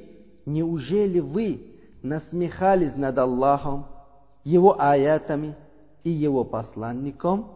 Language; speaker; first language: Russian; non-native, learner; Uzbek